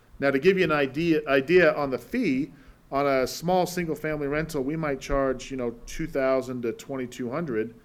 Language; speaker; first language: English; native; English